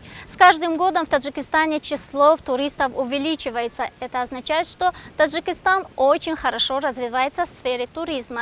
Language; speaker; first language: Russian; non-native, local second language; Tajik